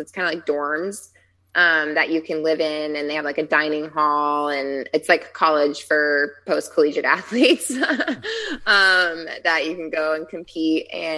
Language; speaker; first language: English; native; English